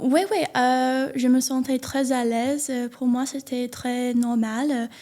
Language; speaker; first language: French; non-native, learner; English